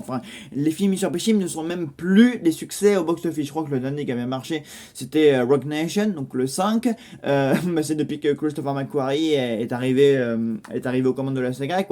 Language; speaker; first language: French; native; French